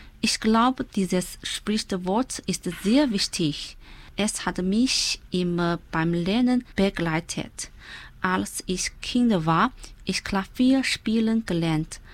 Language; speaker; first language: German; non-native, learner; Chinese